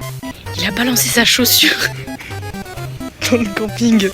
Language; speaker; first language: French; native; French